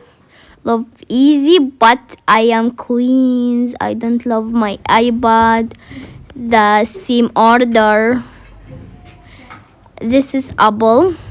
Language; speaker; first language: English; non-native, learner; Arabic